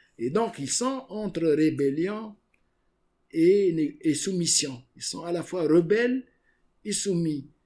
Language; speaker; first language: French; non-native, local second language; Arabic